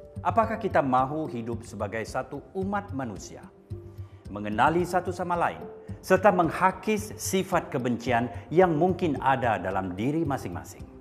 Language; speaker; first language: Malay; native; Malay